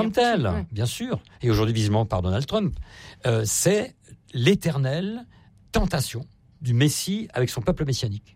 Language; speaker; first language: French; native; French